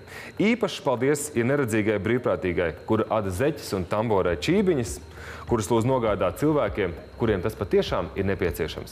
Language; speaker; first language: Latvian; native; Latvian